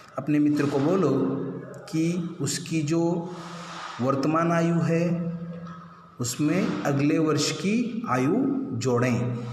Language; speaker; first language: Hindi; non-native, local second language; Marathi